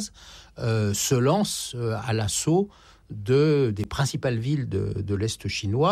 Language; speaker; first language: French; native; French